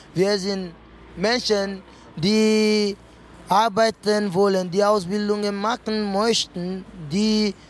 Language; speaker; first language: German; non-native, fluent; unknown